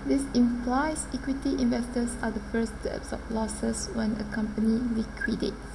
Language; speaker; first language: English; non-native, local second language; Malay